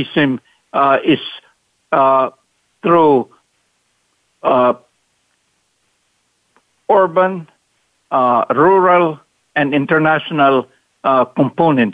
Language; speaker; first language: English; non-native, local second language; Cebuano